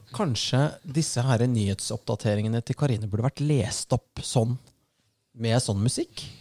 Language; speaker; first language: Norwegian; native; Norwegian